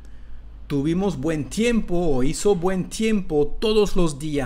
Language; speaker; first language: Spanish; non-native, fluent; French